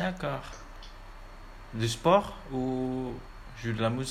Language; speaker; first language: French; non-native, learner; Indonesian